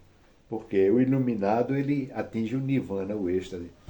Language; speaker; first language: Portuguese; native; Portuguese